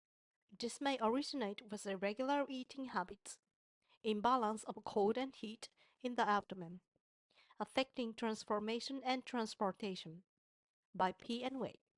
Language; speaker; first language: English; non-native, fluent; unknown